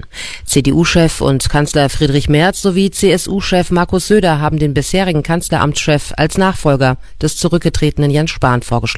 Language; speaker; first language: German; native; German